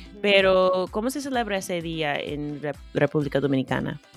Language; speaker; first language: Spanish; non-native, fluent; English